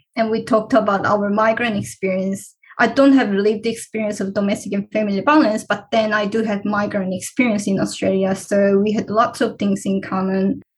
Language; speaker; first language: English; non-native, fluent; Korean